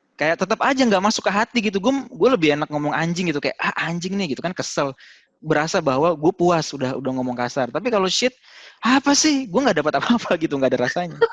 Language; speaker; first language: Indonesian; native; Indonesian